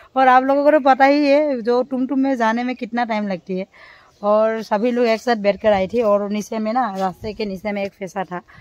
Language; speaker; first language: Hindi; non-native, local second language; Assamese